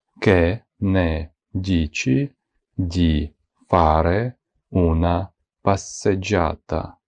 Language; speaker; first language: Italian; non-native, fluent; Ukrainian